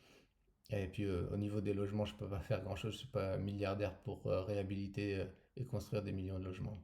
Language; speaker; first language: French; native; French